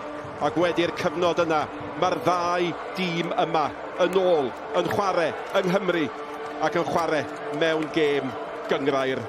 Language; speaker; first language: Welsh; native; Welsh